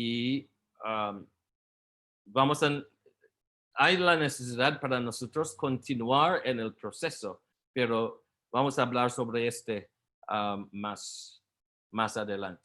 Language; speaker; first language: Spanish; non-native, learner; Portuguese